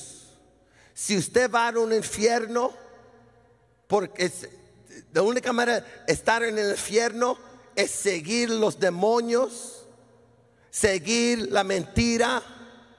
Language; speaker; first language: Spanish; early bilingual, heritage; Spanish